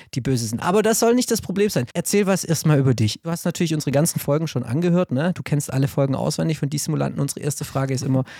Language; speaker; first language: German; native; German